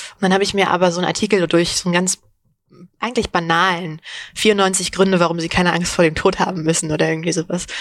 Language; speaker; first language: German; early bilingual, other home language; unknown